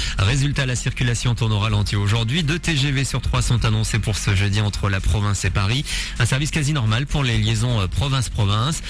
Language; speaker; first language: French; native; French